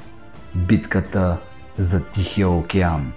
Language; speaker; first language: Bulgarian; native; Bulgarian